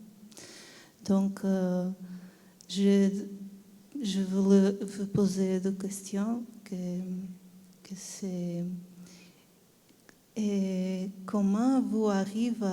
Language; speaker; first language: French; non-native, learner; Portuguese